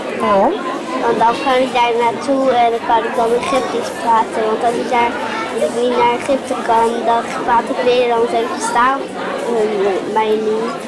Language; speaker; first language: Dutch; early bilingual, other home language; Arabic